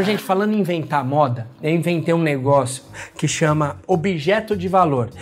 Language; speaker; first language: Portuguese; native; Portuguese